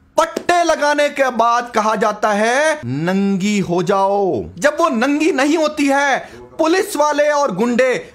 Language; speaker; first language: Hindi; native; Hindi